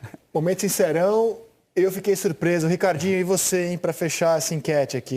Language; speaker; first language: Portuguese; native; Portuguese